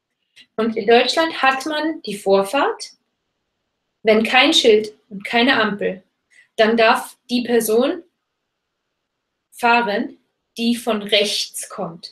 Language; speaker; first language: German; non-native, fluent; English